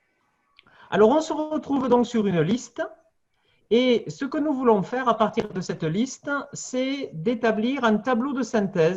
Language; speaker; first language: French; native; French